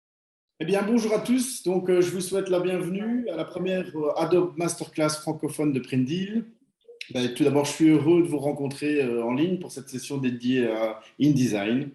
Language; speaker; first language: French; native; French